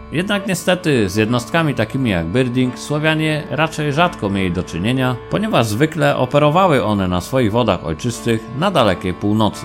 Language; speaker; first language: Polish; native; Polish